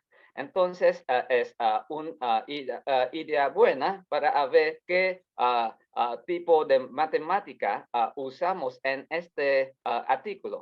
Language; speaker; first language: Spanish; non-native, learner; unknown